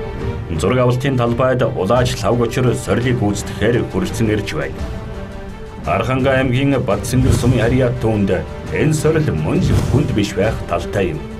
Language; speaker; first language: Mongolian; native; Mongolian